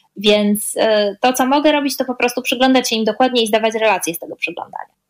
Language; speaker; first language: Polish; native; Polish